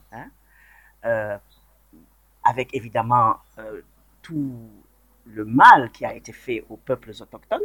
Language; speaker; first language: French; non-native, local second language; Wolof